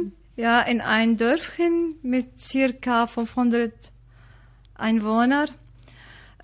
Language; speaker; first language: German; non-native, learner; Arabic